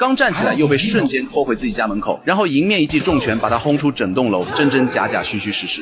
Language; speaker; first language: Chinese; native; Chinese